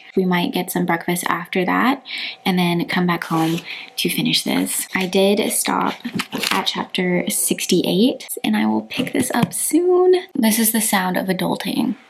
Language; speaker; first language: English; native; English